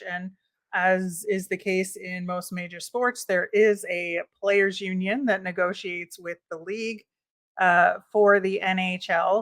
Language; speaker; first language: English; native; English